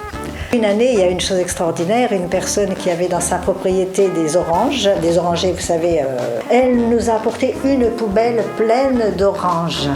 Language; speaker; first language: French; native; French